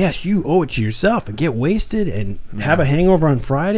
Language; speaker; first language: English; native; English